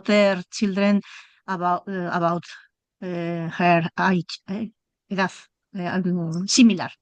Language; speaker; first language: English; non-native, learner; Spanish